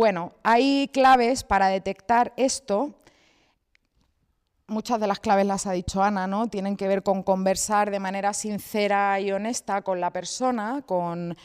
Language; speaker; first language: Spanish; native; Spanish